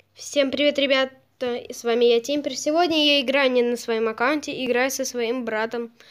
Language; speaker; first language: Russian; native; Russian